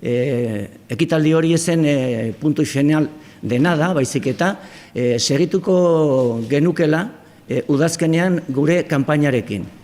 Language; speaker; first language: Basque; non-native, local second language; Spanish